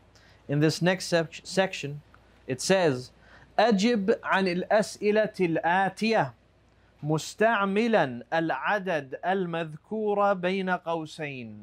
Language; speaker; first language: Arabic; non-native, fluent; English